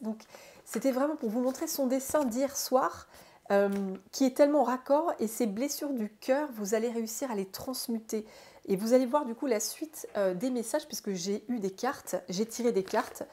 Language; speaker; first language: French; native; French